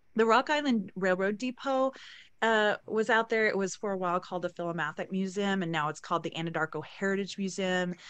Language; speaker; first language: English; native; English